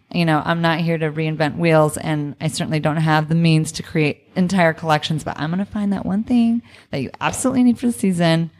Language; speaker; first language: English; native; English